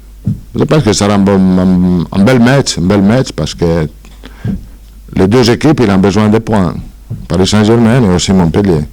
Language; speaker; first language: French; non-native, fluent; Italian